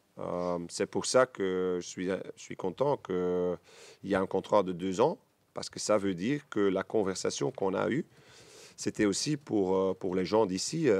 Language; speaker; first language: French; non-native, learner; Dutch